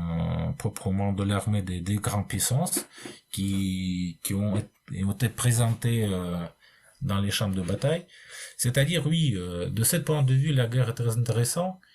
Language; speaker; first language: French; non-native, fluent; Russian